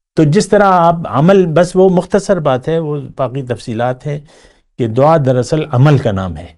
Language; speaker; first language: Urdu; non-native, local second language; Pashto